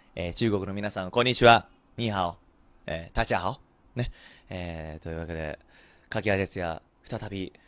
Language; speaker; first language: Japanese; early bilingual, heritage; Japanese